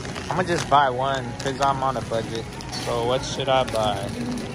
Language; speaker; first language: English; early bilingual, other home language; Korean